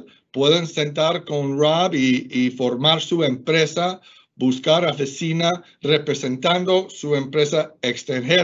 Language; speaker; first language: Spanish; non-native, fluent; English